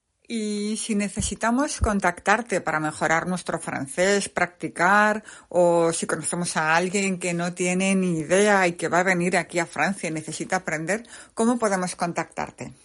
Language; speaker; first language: Spanish; native; Spanish